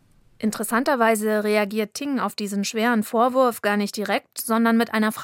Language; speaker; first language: German; native; German